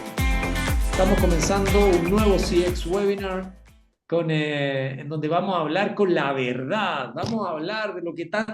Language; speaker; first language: Spanish; native; Spanish